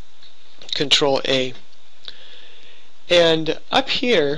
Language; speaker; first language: English; native; English